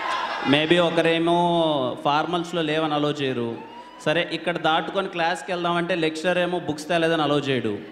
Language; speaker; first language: Telugu; native; Telugu